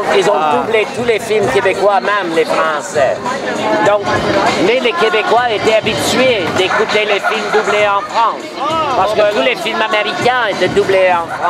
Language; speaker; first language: French; non-native, local second language; English